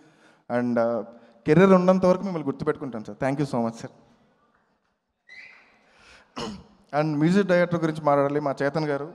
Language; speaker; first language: Telugu; native; Telugu